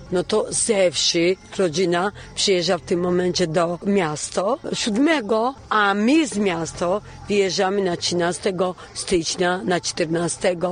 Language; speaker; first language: Polish; non-native, fluent; Georgian